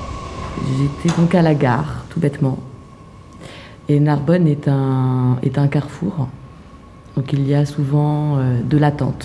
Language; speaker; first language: French; native; French